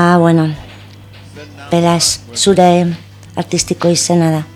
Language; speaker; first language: Basque; non-native, local second language; Spanish